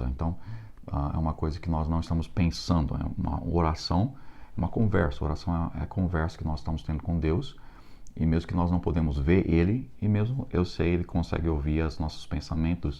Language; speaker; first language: Portuguese; non-native, fluent; English